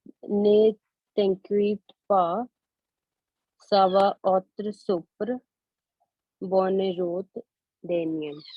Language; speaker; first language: French; non-native, learner; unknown